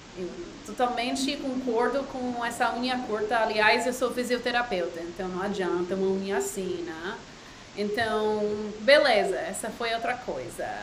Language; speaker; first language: Portuguese; non-native, fluent; English